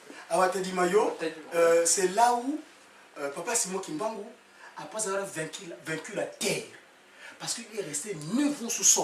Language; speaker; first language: French; non-native, local second language; Kongo